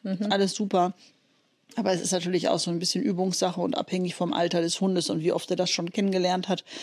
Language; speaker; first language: German; native; German